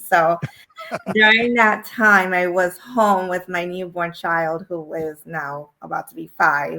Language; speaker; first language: English; native; English